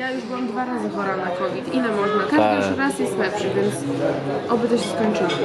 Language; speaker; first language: Polish; native; Polish